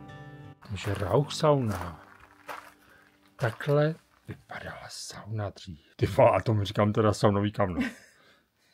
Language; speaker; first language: Czech; native; Czech